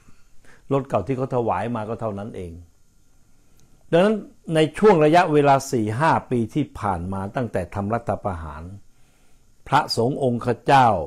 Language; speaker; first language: Thai; native; Thai